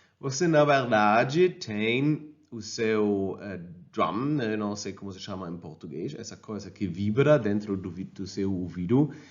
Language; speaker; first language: Portuguese; non-native, fluent; German